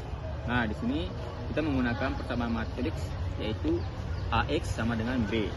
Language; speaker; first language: Indonesian; native; Indonesian